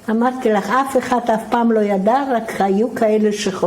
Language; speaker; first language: Hebrew; non-native, fluent; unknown